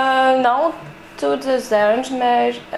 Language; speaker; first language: Portuguese; early bilingual, heritage; French